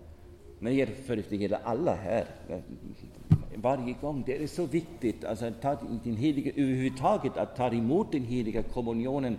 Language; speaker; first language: Swedish; non-native, fluent; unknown